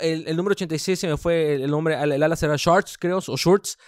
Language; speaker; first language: Spanish; early bilingual, heritage; Spanish